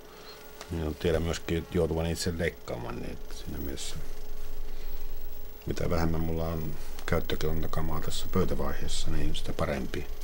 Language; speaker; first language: Finnish; native; Finnish